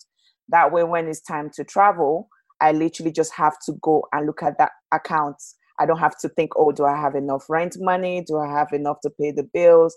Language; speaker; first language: English; non-native, local second language; Yoruba